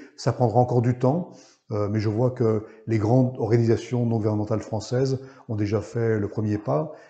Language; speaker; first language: French; native; French